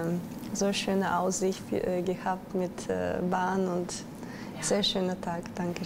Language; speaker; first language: German; non-native, learner; Russian